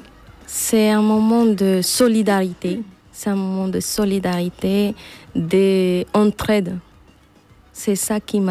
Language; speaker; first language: French; non-native, fluent; Spanish